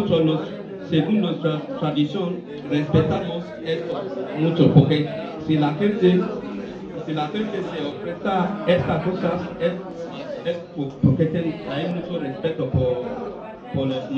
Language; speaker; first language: Spanish; non-native, learner; Bini